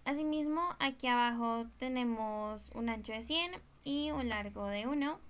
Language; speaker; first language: Spanish; native; Spanish